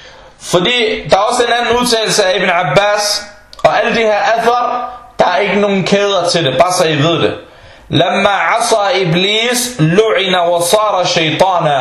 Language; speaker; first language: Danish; early bilingual, other home language; Arabic